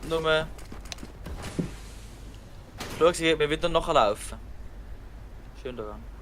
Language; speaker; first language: German; native; German